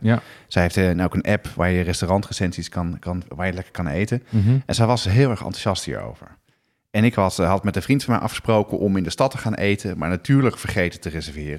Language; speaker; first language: Dutch; native; Dutch